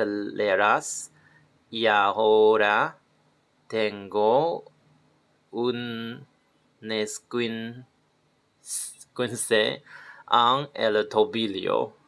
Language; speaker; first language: Spanish; non-native, learner; Chinese